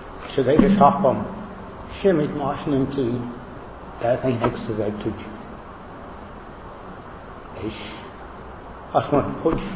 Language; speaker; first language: Hungarian; non-native, fluent; English